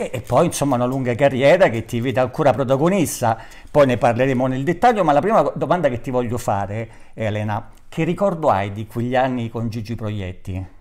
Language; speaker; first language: Italian; native; Italian